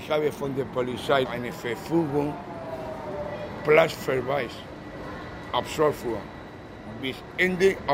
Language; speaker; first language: German; non-native, learner; Spanish